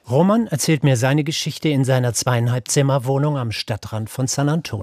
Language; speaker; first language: German; native; German